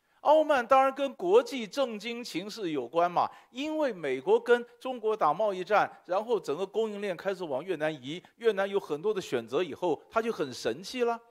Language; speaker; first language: Chinese; native; Chinese